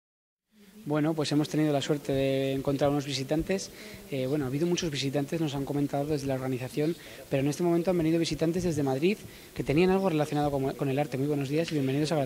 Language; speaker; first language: Spanish; native; Spanish